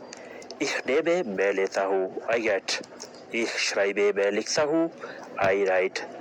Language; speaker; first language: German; non-native, learner; Urdu